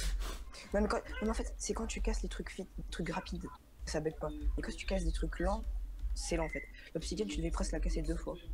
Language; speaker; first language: French; native; French